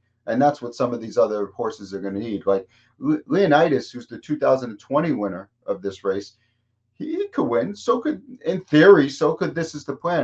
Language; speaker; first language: English; native; English